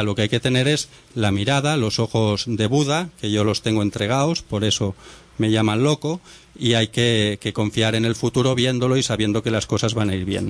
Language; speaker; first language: Spanish; native; Spanish